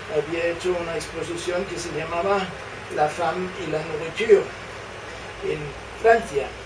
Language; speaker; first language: Spanish; non-native, fluent; Danish